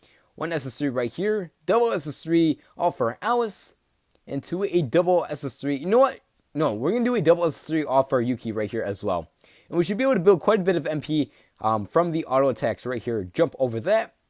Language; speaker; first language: English; native; English